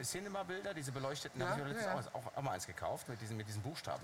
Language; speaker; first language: German; native; German